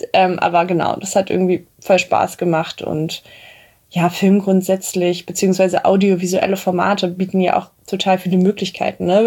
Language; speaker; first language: German; native; German